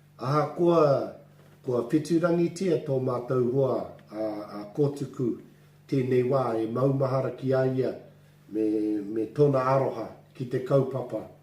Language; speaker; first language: Māori; non-native, local second language; English